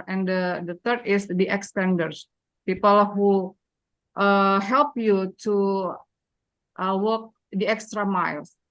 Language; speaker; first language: English; non-native, learner; Indonesian